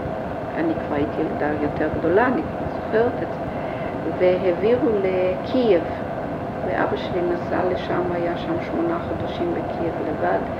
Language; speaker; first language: Hebrew; early bilingual, other home language; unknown